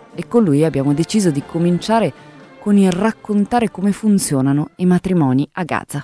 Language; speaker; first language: Italian; native; Italian